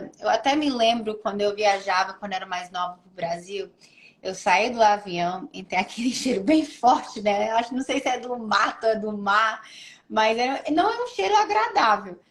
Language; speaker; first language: Portuguese; early bilingual, heritage; English